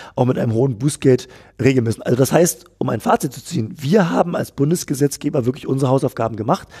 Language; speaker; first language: German; native; German